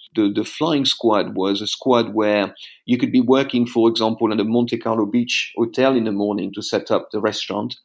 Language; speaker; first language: English; non-native, fluent; French